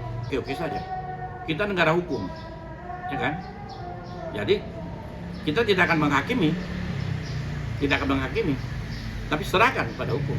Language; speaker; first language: Indonesian; native; Indonesian